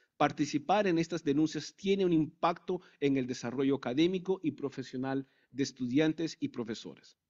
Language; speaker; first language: Spanish; native; Spanish